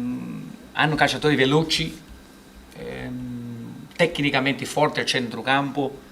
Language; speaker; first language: Italian; non-native, fluent; Portuguese